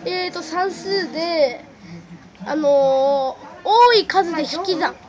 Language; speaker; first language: Japanese; native; Japanese